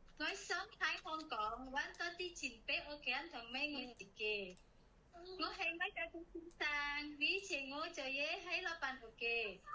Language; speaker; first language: Cantonese; non-native, learner; Indonesian